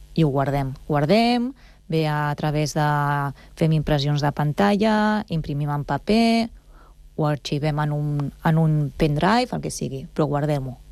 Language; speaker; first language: Catalan; native; Catalan